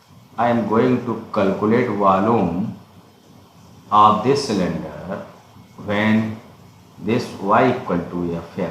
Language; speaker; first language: English; non-native, local second language; Hindi